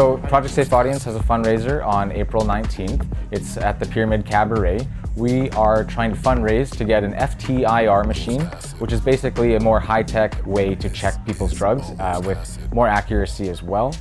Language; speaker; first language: English; native; English